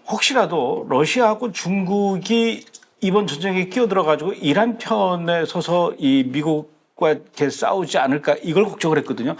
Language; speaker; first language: Korean; native; Korean